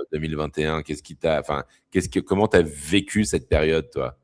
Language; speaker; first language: French; native; French